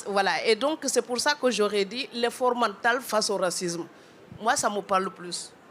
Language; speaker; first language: French; non-native, local second language; Wolof